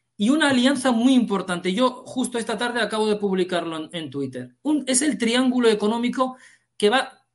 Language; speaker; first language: Spanish; early bilingual, heritage; Arabic